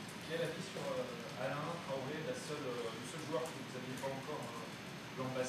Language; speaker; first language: French; native; French